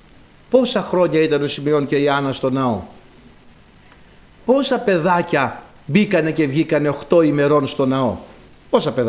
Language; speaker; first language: Greek; native; Greek